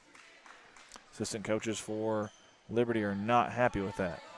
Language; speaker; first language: English; native; English